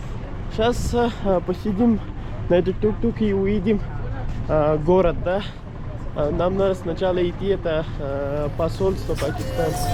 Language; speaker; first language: Russian; non-native, learner; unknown